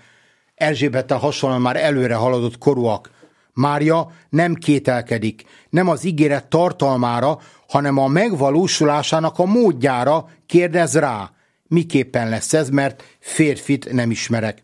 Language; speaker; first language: Hungarian; native; Hungarian